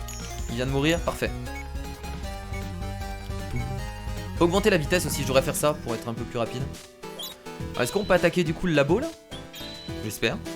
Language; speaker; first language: French; native; French